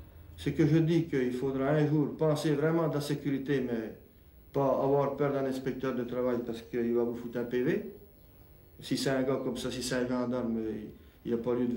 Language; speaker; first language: French; native; French